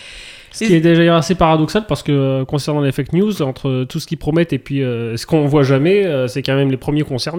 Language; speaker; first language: French; native; French